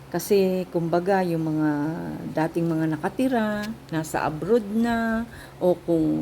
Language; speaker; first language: Filipino; native; Filipino